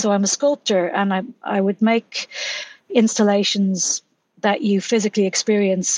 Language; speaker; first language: English; native; English